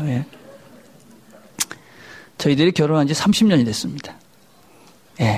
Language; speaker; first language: Korean; native; Korean